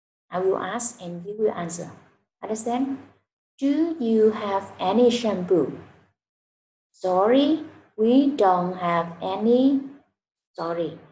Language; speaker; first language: English; non-native, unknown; Vietnamese